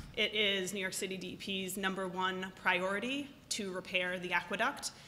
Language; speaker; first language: English; native; English